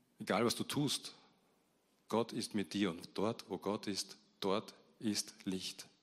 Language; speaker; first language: German; native; German